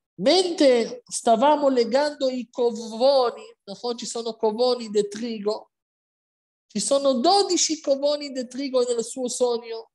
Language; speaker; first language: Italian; non-native, fluent; Hebrew